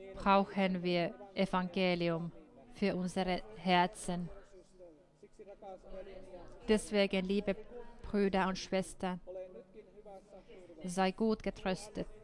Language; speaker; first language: German; non-native, fluent; Finnish